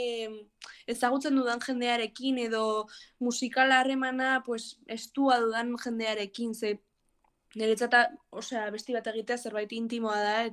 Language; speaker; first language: Basque; non-native, local second language; Spanish